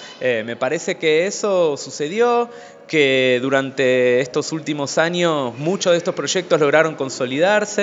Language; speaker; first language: Spanish; native; Spanish